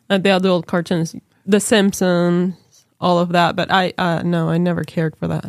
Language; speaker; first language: English; non-native, fluent; Spanish